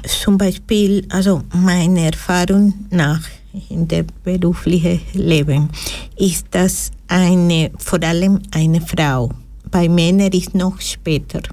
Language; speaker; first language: German; non-native, learner; Spanish